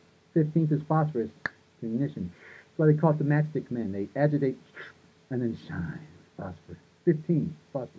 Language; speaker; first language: English; native; English